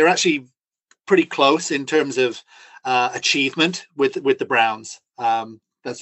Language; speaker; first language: English; native; English